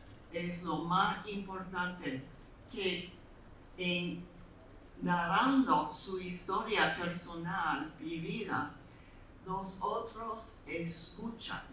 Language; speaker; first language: Spanish; non-native, fluent; English